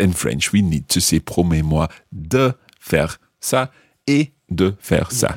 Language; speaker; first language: French; non-native, fluent; English